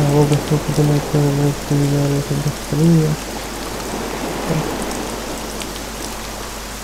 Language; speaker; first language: Russian; native; Russian